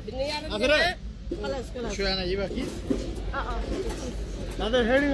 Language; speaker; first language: Arabic; non-native, learner; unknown